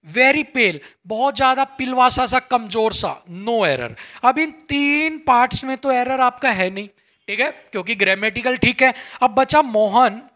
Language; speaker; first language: Hindi; native; Hindi